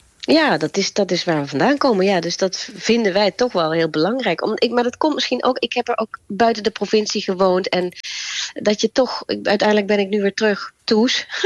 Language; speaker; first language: Dutch; native; Dutch